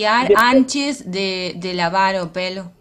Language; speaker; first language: Portuguese; non-native, learner; Spanish